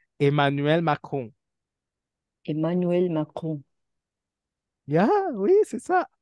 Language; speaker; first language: French; non-native, fluent; Indonesian